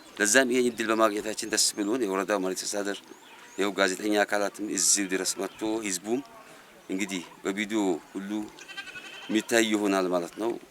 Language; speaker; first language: Amharic; non-native, local second language; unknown